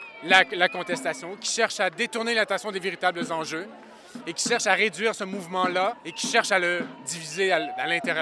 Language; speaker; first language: French; native; French